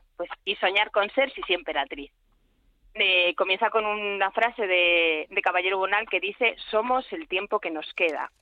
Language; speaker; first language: Spanish; native; Spanish